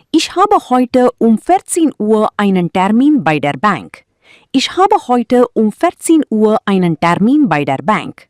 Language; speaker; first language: German; non-native, fluent; Tamil